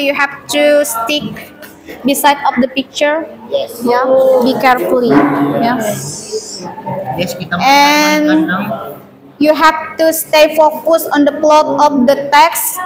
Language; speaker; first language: English; non-native, learner; Indonesian